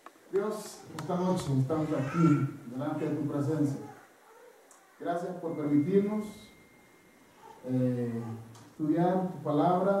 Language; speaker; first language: Spanish; non-native, fluent; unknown